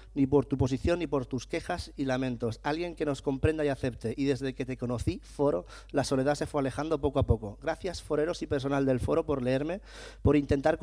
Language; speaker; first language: Spanish; native; Spanish